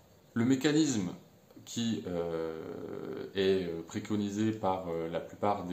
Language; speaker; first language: French; native; French